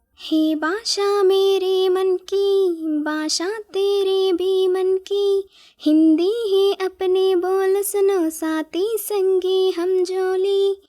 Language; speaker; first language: Hindi; non-native, local second language; Telugu